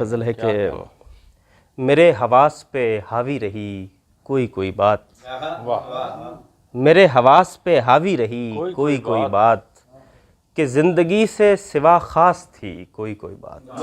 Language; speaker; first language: Urdu; native; Urdu